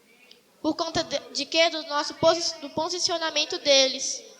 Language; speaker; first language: Portuguese; native; Portuguese